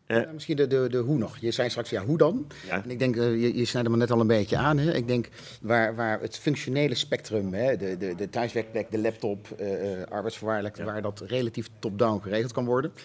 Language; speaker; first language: Dutch; native; Dutch